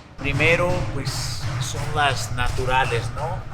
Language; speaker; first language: Spanish; native; Spanish